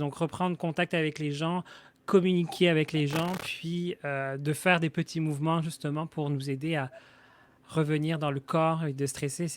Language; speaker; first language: French; native; French